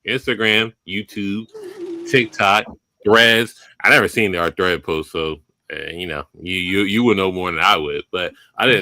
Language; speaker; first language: English; native; English